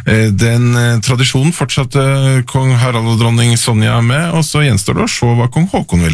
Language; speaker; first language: Norwegian; native; Norwegian